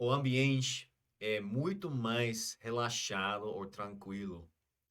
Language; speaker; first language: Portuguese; non-native, fluent; English